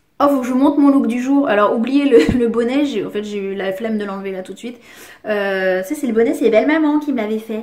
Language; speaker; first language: French; native; French